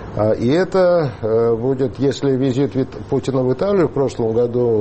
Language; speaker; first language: Russian; native; Russian